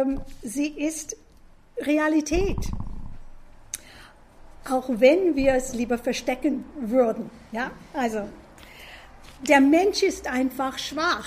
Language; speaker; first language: German; non-native, fluent; English